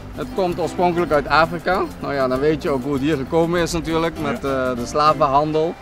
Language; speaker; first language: Dutch; non-native, local second language; Papiamento